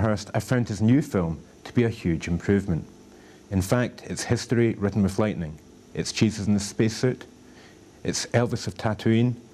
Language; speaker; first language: English; native; English